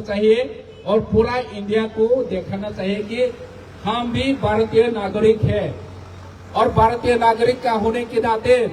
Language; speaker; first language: Hindi; non-native, local second language; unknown